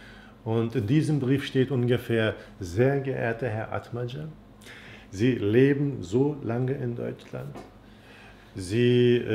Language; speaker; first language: German; non-native, fluent; Turkish